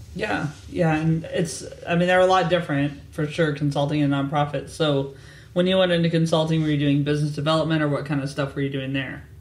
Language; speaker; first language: English; native; English